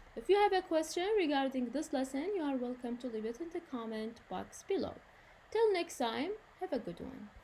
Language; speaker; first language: English; non-native, fluent; Arabic